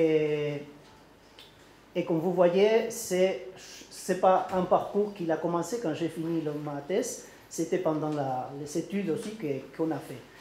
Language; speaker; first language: French; non-native, learner; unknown